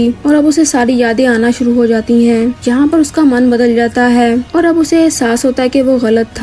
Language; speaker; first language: Hindi; native; Hindi